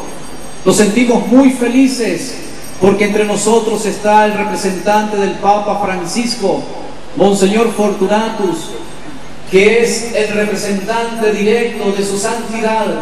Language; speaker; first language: Spanish; native; Spanish